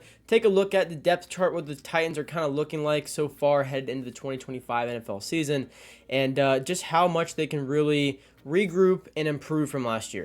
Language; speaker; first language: English; native; English